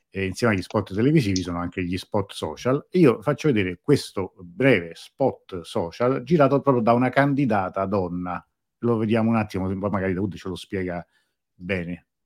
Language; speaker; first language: Italian; native; Italian